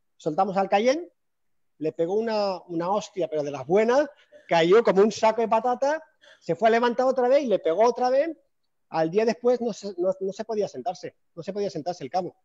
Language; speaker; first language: Spanish; native; Spanish